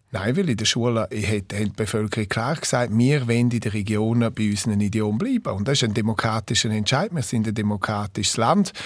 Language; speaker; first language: German; non-native, local second language; Romansh